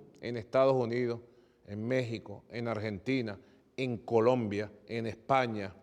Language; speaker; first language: Spanish; native; Spanish